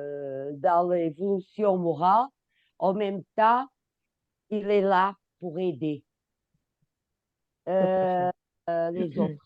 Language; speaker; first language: French; non-native, fluent; Portuguese